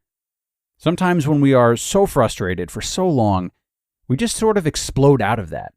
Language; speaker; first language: English; native; English